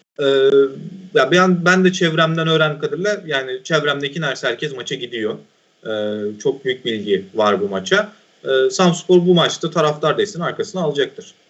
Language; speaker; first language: Turkish; native; Turkish